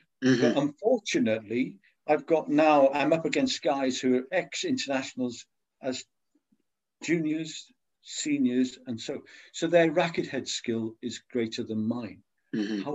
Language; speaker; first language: English; native; English